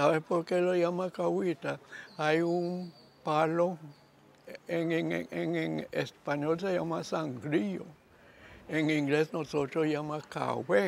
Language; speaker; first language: Spanish; non-native, local second language; English